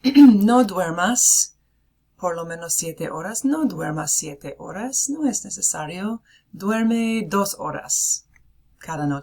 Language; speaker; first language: Spanish; non-native, fluent; English